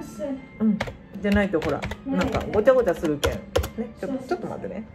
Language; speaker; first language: Japanese; native; Japanese